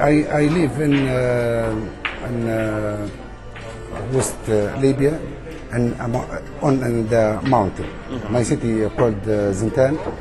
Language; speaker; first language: English; non-native, learner; Arabic